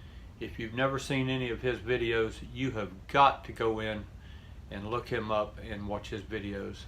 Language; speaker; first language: English; native; English